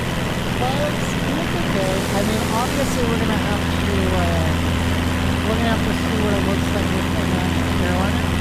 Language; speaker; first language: English; native; English